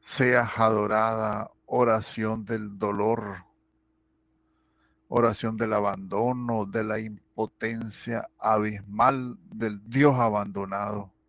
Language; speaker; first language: Spanish; native; Spanish